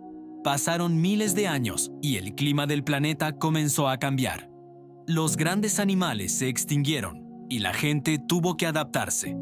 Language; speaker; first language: Spanish; native; Spanish